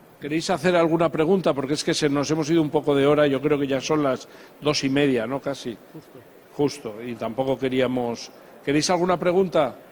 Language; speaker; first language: Spanish; native; Spanish